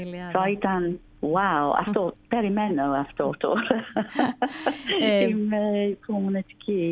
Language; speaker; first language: Greek; non-native, learner; English